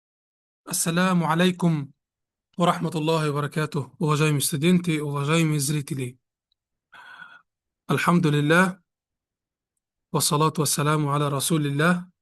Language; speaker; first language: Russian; non-native, fluent; Arabic